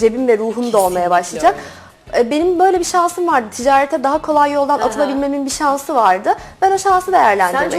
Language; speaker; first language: Turkish; native; Turkish